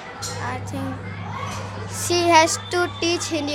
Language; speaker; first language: English; non-native, learner; Hindi